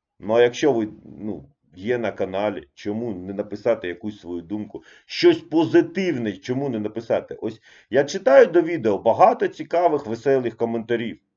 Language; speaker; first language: Ukrainian; non-native, local second language; Russian